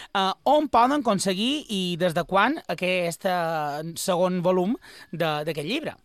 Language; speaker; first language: Catalan; native; Catalan